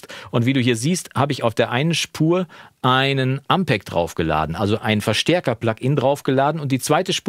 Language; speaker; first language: German; native; German